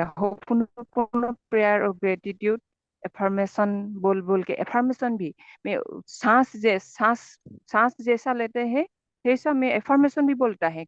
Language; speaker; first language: Hindi; non-native, local second language; Assamese